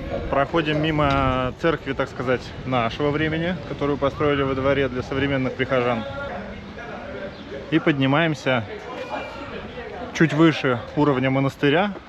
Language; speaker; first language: Russian; native; Russian